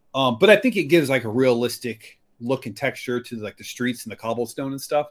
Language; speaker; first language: English; native; English